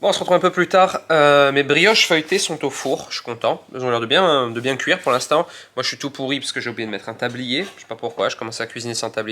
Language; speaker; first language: French; native; French